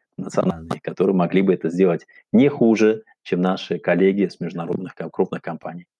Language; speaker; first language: Russian; non-native, local second language; Uzbek